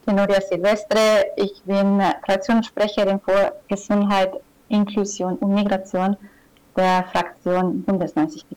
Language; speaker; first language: German; non-native, fluent; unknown